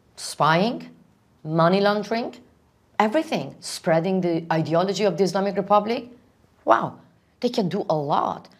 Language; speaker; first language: English; non-native, fluent; Persian